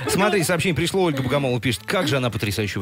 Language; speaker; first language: Russian; native; Russian